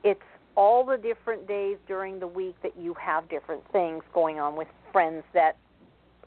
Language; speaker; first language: English; native; English